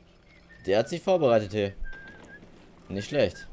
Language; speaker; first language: German; native; German